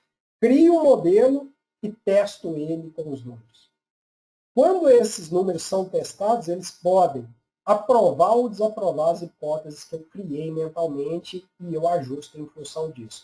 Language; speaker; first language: Portuguese; native; Portuguese